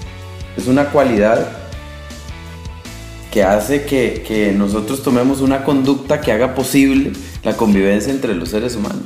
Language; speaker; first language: Spanish; native; Spanish